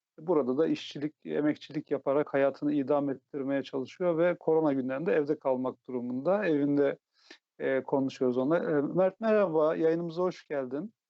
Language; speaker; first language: Turkish; native; Turkish